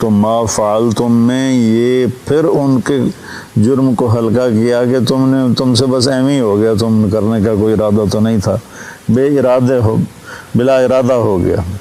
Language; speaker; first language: Urdu; non-native, local second language; Punjabi